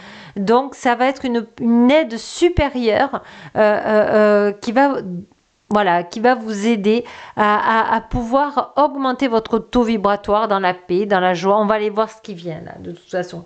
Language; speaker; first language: French; native; French